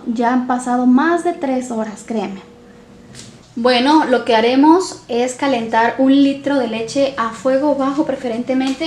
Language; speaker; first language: Spanish; native; Spanish